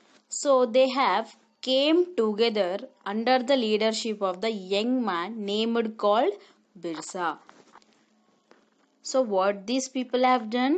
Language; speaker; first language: English; non-native, local second language; Telugu